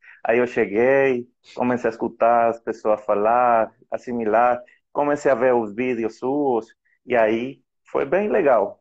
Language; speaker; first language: Portuguese; non-native, fluent; Spanish